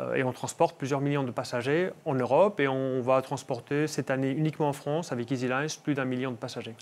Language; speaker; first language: French; non-native, fluent; Spanish